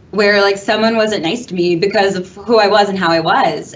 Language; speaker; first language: English; native; English